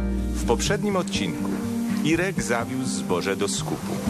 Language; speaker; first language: Polish; native; Polish